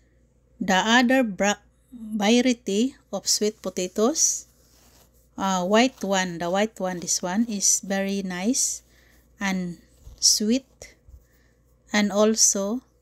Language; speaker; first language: English; non-native, learner; Filipino